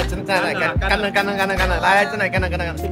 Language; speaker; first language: Chinese; native; Chinese